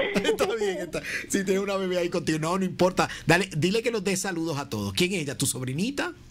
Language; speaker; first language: Spanish; native; Spanish